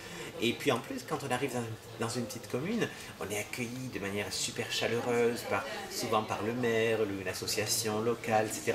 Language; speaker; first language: French; native; French